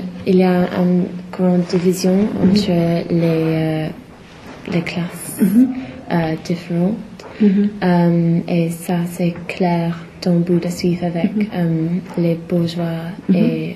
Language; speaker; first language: French; non-native, learner; English